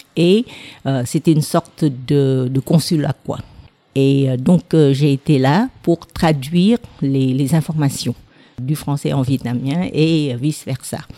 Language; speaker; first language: French; non-native, fluent; Vietnamese